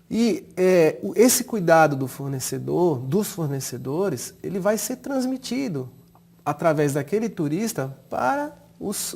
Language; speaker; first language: Portuguese; native; Portuguese